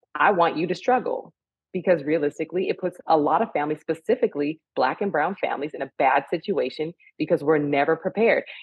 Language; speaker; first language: English; native; English